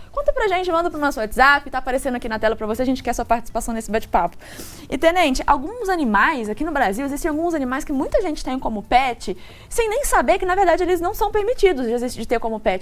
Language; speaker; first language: Portuguese; native; Portuguese